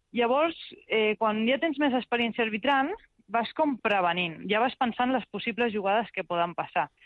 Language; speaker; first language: Catalan; early bilingual, other home language; Spanish